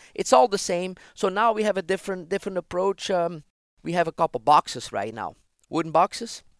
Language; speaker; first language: English; non-native, fluent; Dutch